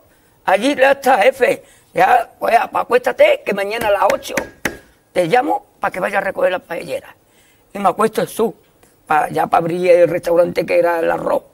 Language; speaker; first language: Spanish; native; Spanish